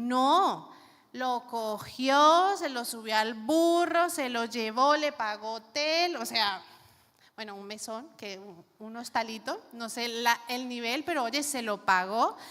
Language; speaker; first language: Spanish; native; Spanish